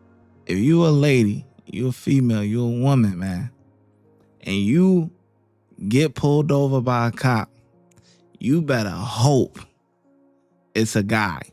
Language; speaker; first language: English; native; English